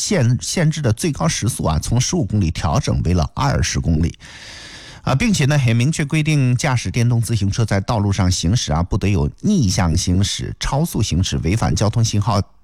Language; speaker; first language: Chinese; native; Chinese